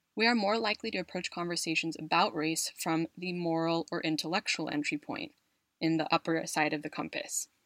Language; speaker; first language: English; native; English